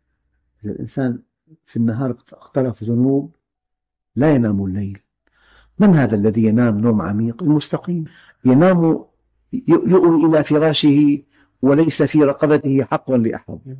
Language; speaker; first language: Arabic; native; Arabic